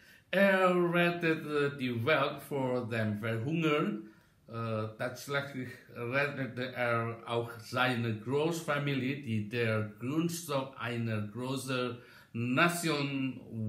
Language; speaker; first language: German; non-native, learner; Indonesian